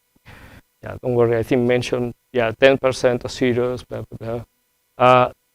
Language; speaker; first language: English; non-native, fluent; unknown